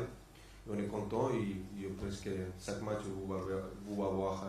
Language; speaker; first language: French; non-native, fluent; Spanish